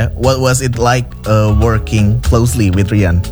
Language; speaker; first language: English; non-native, fluent; Indonesian